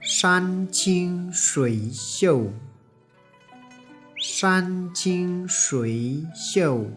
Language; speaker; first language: Chinese; non-native, fluent; Tibetan